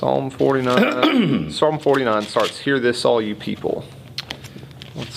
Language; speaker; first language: English; native; English